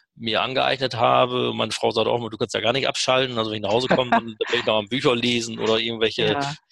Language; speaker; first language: German; native; German